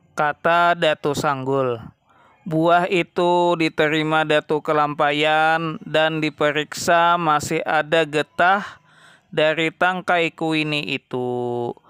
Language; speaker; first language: Indonesian; non-native, local second language; Banjar